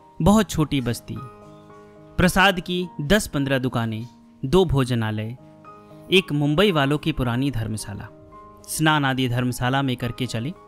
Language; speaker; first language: Hindi; native; Hindi